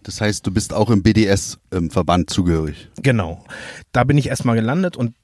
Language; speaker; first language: German; native; German